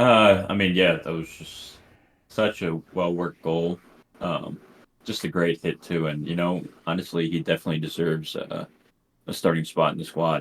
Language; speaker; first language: English; native; English